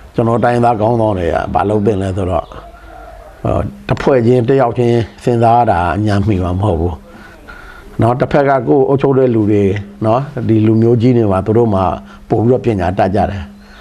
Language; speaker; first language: Burmese; non-native, local second language; Pa'o Karen